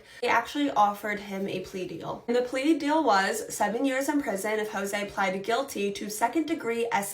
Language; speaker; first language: English; native; English